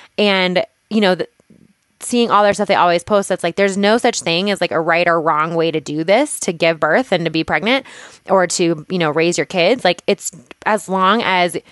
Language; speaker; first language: English; native; English